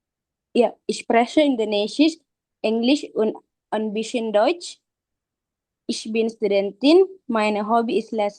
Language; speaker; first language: German; non-native, learner; Indonesian